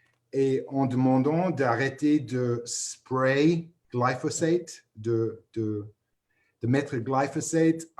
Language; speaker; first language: French; non-native, fluent; English